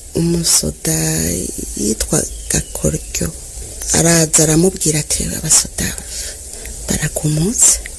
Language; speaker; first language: Rundi; early bilingual, other home language; Kinyarwanda